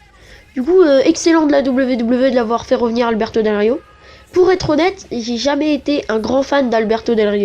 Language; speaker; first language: French; native; French